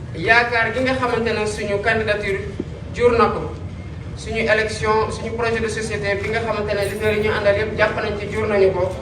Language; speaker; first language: Wolof; non-native, local second language; Serer